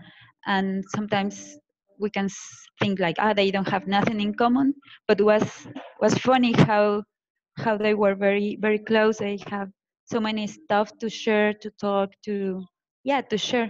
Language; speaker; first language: English; non-native, fluent; Spanish